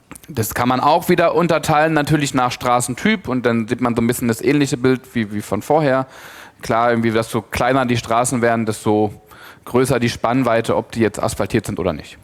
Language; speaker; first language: German; native; German